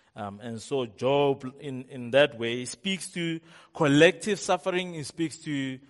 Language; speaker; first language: English; non-native, local second language; Tswana